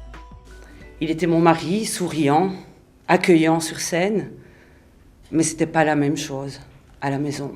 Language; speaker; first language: French; native; French